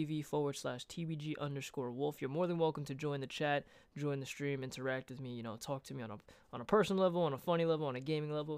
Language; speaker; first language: English; native; English